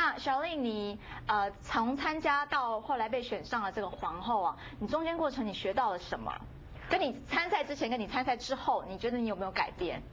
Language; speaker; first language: Chinese; native; Chinese